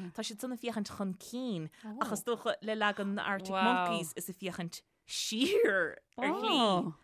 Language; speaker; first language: Irish; native; Irish